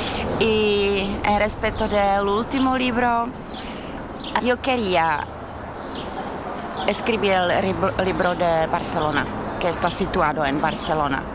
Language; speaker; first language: Spanish; non-native, fluent; Czech